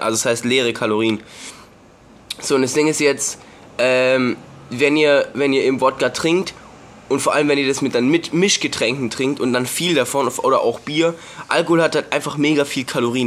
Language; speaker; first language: German; native; German